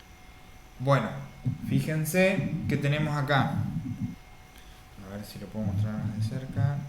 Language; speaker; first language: Spanish; native; Spanish